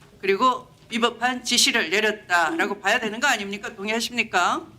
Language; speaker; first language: Korean; native; Korean